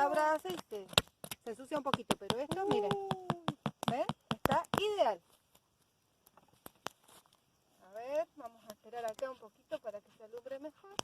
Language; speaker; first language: Spanish; native; Spanish